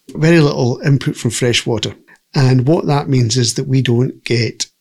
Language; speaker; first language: English; native; English